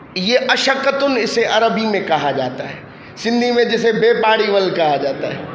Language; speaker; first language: Urdu; non-native, local second language; Sindhi